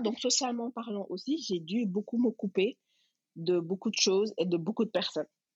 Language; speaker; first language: French; non-native, local second language; Wolof